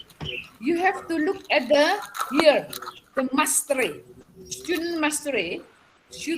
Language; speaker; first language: English; non-native, fluent; Javanese